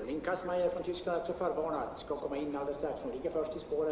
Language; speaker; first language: Swedish; native; Swedish